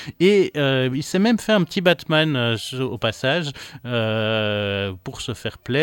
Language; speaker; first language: French; native; French